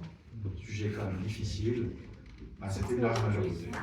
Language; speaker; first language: French; native; French